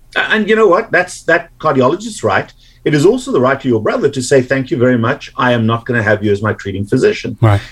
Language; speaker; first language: English; native; English